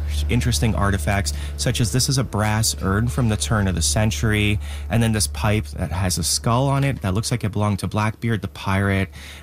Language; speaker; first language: English; native; English